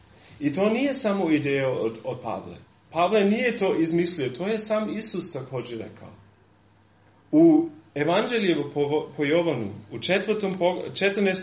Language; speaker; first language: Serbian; non-native, fluent; German